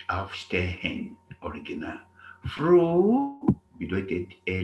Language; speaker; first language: German; non-native, fluent; English